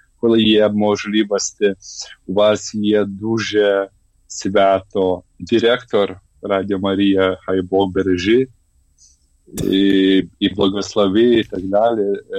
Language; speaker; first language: Ukrainian; non-native, learner; Lithuanian